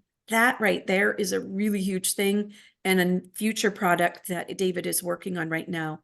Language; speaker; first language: English; native; English